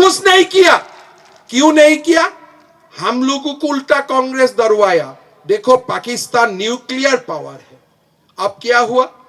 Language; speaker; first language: Hindi; non-native, local second language; Assamese